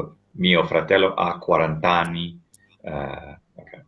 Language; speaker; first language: Italian; non-native, learner; English